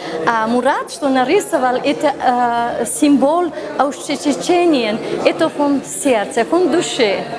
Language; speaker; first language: Russian; non-native, fluent; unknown